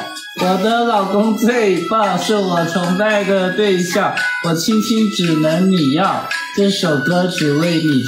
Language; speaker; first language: Chinese; native; Chinese